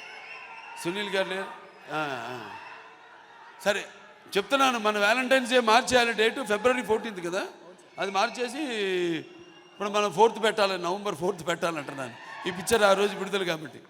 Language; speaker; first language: Telugu; native; Telugu